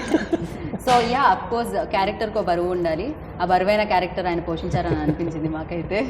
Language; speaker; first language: Telugu; native; Telugu